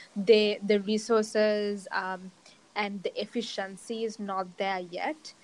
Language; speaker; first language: English; non-native, local second language; Sinhala